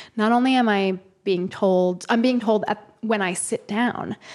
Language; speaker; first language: English; native; English